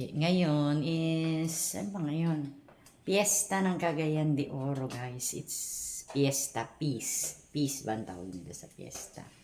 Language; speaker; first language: Filipino; native; Filipino